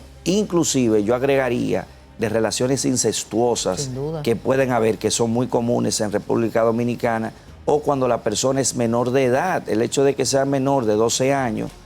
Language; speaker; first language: Spanish; native; Spanish